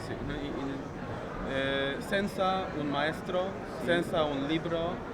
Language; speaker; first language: Italian; non-native, learner; Polish